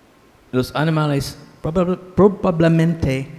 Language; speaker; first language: Spanish; non-native, learner; English